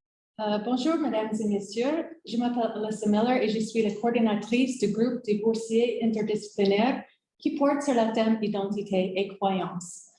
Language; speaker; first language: French; non-native, fluent; English